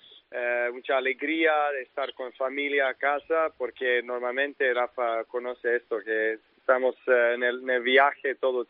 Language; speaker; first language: Spanish; non-native, learner; Serbian